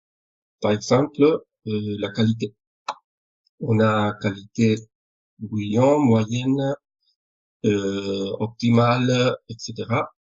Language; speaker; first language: French; non-native, fluent; Spanish